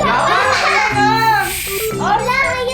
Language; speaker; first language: Filipino; native; Filipino